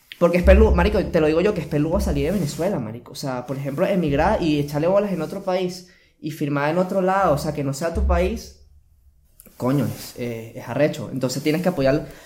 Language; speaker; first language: Spanish; native; Spanish